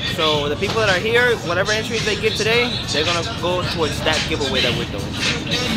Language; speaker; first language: English; early bilingual, other home language; Spanish